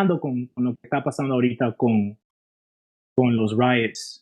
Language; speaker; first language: Spanish; early bilingual, heritage; Spanish